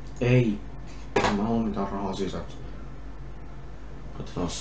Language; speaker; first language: Finnish; non-native, learner; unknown